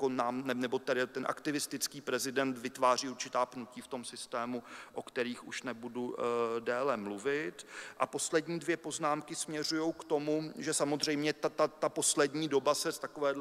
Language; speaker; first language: Czech; native; Czech